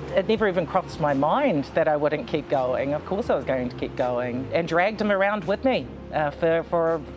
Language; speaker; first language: English; native; English